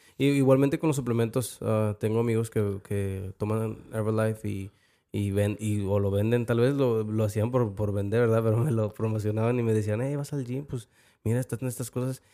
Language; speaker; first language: Spanish; early bilingual, heritage; Spanish